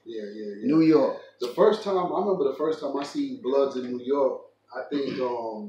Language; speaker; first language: English; native; English